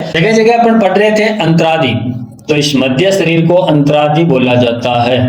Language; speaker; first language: Hindi; native; Hindi